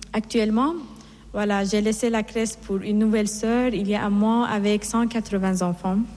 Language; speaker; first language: French; non-native, fluent; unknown